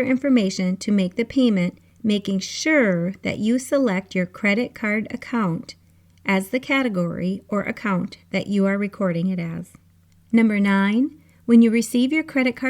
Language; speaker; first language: English; native; English